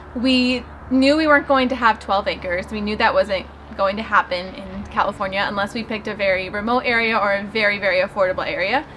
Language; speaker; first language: English; native; English